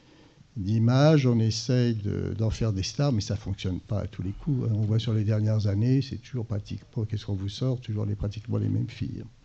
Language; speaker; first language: French; native; French